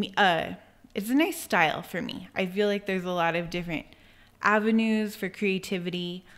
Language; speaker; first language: English; native; English